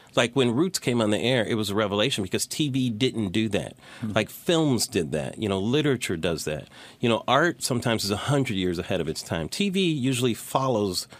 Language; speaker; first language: English; native; English